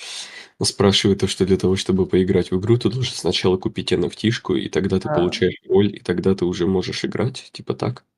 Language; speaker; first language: Russian; native; Russian